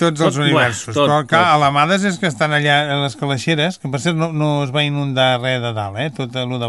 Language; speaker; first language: Catalan; native; Catalan